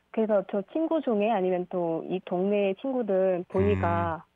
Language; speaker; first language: Korean; non-native, fluent; Vietnamese